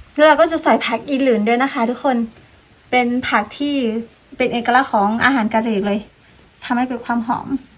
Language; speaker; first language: Thai; non-native, local second language; Karen languages